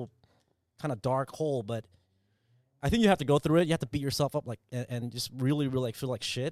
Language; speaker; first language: English; early bilingual, other home language; Vietnamese